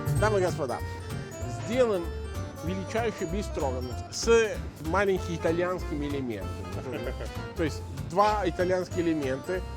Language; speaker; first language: Russian; non-native, fluent; Italian